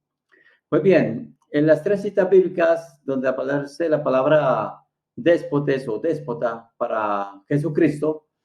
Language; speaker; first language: Spanish; native; Spanish